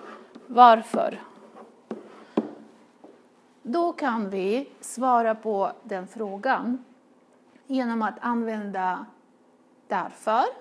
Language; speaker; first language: Swedish; non-native, fluent; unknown